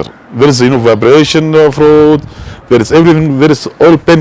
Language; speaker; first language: English; non-native, learner; Arabic